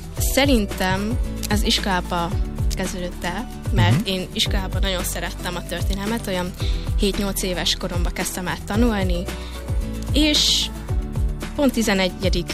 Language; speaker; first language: Hungarian; early bilingual, heritage; Hungarian